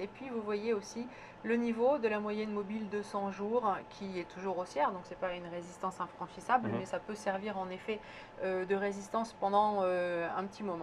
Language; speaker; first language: French; native; French